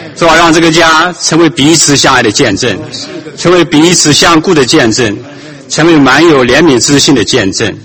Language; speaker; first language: Chinese; native; Chinese